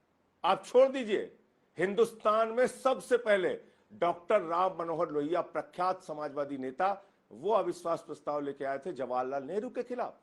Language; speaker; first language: Hindi; native; Hindi